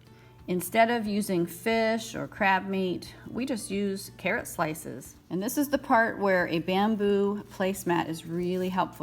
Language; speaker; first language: English; native; English